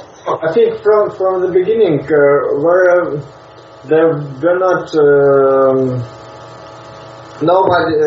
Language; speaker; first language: English; non-native, learner; Russian